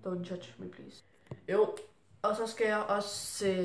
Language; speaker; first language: Danish; early bilingual, heritage; Danish